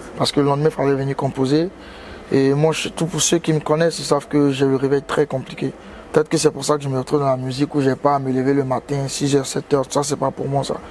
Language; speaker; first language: French; native; French